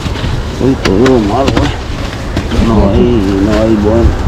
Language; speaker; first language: Spanish; non-native, learner; Filipino